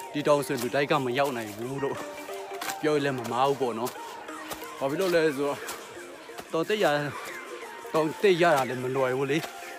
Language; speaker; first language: Burmese; non-native, local second language; Tedim Chin